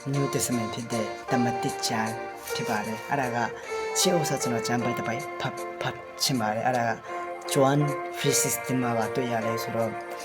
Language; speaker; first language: Burmese; non-native, local second language; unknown